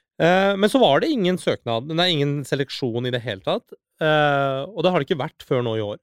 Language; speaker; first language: Norwegian; early bilingual, other home language; Persian